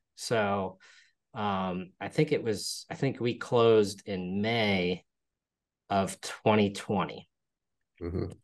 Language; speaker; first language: English; native; English